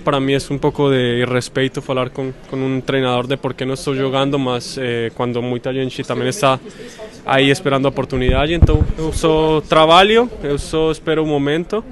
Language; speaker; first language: Portuguese; non-native, fluent; Spanish